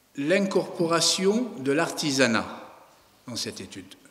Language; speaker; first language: French; non-native, local second language; Arabic